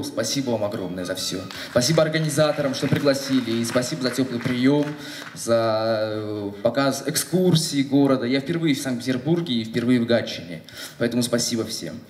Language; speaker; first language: Russian; non-native, local second language; Tajik